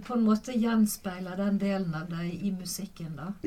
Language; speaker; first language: Norwegian; native; Norwegian